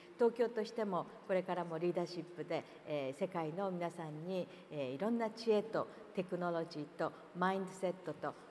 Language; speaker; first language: Japanese; native; Japanese